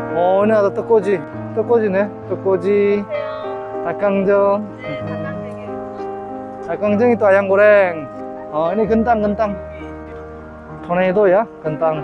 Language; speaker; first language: Indonesian; non-native, fluent; Korean